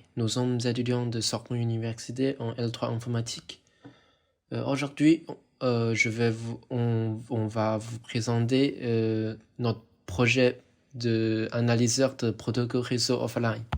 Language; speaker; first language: French; non-native, fluent; Chinese